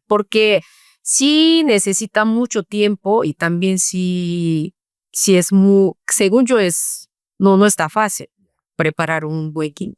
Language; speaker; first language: Spanish; non-native, fluent; Korean